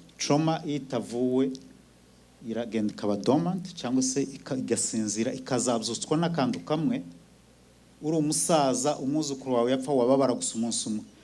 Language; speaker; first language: Kinyarwanda; native; Kinyarwanda